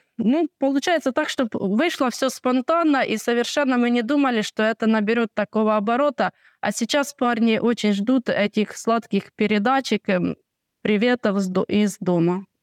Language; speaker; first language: Russian; non-native, local second language; Ukrainian